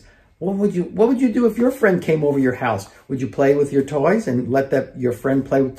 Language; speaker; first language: English; native; English